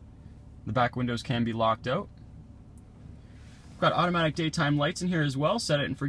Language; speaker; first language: English; native; English